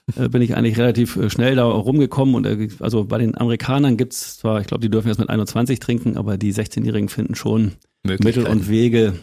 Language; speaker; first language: German; native; German